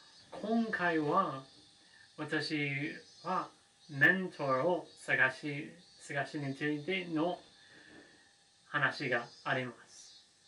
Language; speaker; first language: Japanese; non-native, learner; English